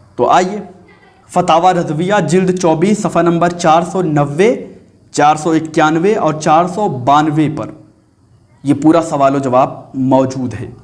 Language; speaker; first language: Urdu; native; Urdu